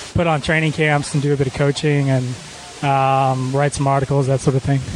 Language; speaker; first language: English; native; English